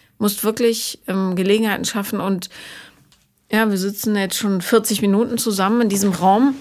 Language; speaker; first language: German; native; German